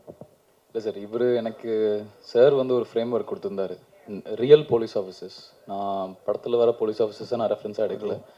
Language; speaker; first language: Tamil; native; Tamil